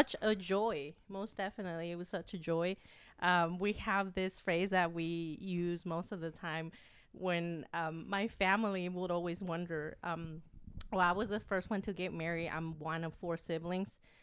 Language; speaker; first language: English; non-native, fluent; Spanish